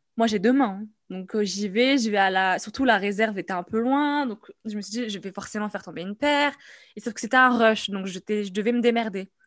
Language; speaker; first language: French; non-native, local second language; Arabic